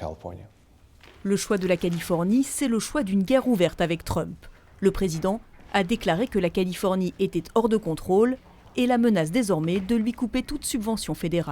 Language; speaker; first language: French; native; French